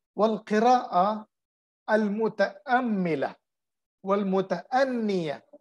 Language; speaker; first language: Arabic; non-native, fluent; Urdu